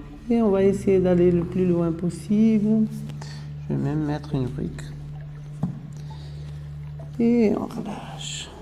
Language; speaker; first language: French; non-native, fluent; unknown